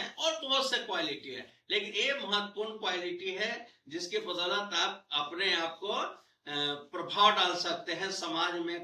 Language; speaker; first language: Hindi; native; Hindi